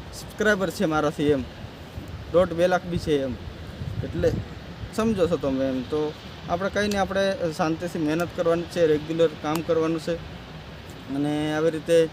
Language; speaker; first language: Gujarati; non-native, local second language; Bhili